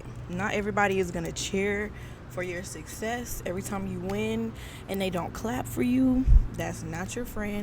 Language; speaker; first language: English; native; English